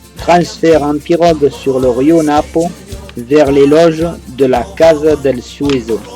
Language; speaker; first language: French; native; French